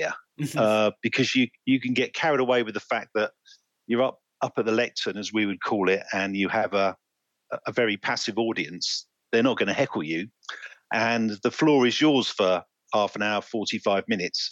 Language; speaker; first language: English; native; English